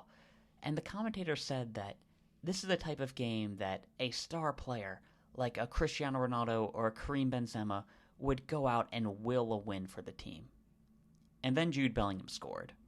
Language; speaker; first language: English; native; English